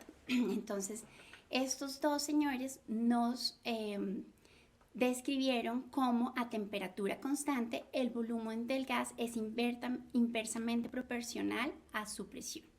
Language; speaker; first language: Spanish; native; Spanish